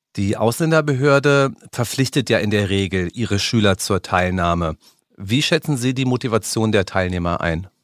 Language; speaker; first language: German; native; German